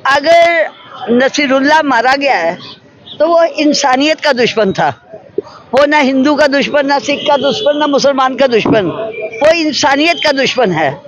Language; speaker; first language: Hindi; non-native, local second language; Punjabi